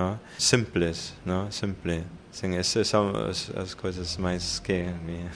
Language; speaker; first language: Portuguese; non-native, fluent; German